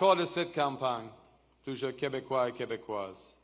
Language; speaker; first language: French; non-native, local second language; English